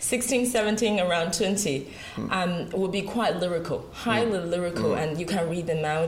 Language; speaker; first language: English; non-native, fluent; Chinese